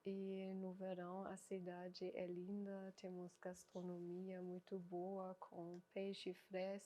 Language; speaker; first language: Portuguese; non-native, fluent; German